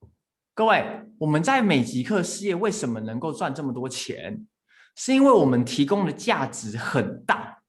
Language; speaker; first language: Chinese; native; Chinese